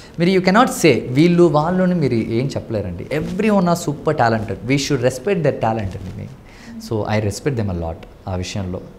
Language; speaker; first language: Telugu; non-native, local second language; Tamil